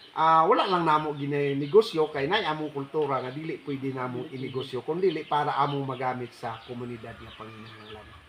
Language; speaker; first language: Cebuano; non-native, local second language; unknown